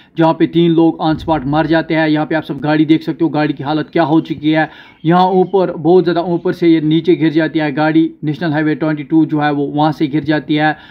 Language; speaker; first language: Hindi; non-native, local second language; Kashmiri